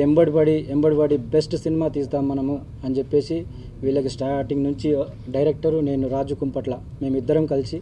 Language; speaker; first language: Telugu; native; Telugu